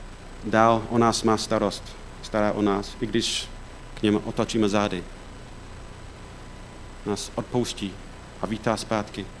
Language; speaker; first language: Czech; non-native, fluent; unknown